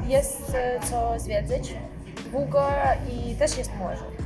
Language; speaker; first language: Polish; non-native, fluent; Russian